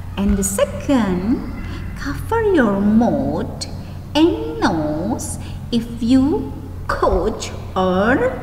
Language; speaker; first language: English; non-native, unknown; Indonesian